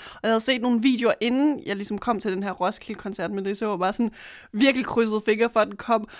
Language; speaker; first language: Danish; native; Danish